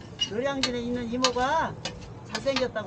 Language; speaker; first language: Korean; native; Korean